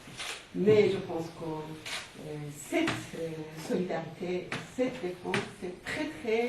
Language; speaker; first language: French; non-native, fluent; Persian